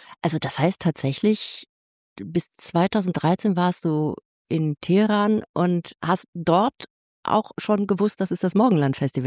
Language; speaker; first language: German; native; German